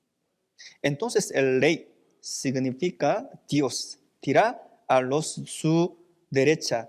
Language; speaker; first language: Spanish; non-native, fluent; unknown